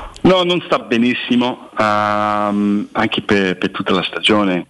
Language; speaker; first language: Italian; non-native, fluent; English